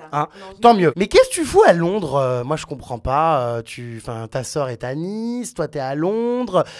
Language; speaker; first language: French; native; French